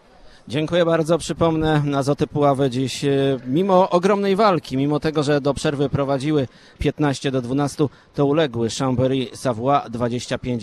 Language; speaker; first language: Polish; native; Polish